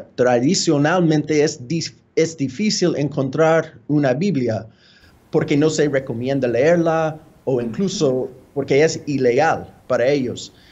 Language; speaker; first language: Spanish; non-native, fluent; English